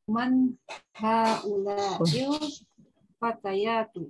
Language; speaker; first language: Arabic; non-native, learner; Indonesian